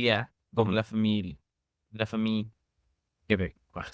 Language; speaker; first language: French; non-native, learner; English